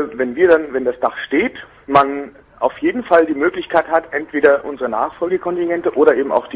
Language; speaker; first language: German; native; German